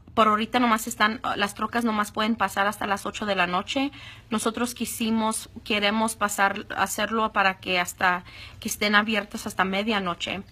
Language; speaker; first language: Spanish; early bilingual, heritage; Spanish